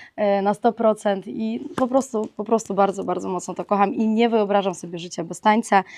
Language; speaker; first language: Polish; non-native, fluent; Ukrainian